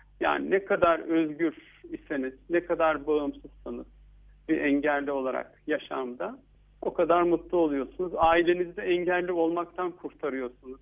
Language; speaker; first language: Turkish; native; Turkish